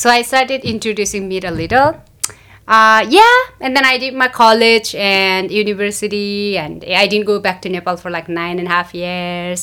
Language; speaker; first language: English; non-native, local second language; Nepali